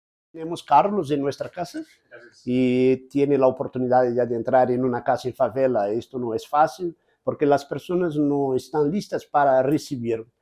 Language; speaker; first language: Spanish; non-native, fluent; Portuguese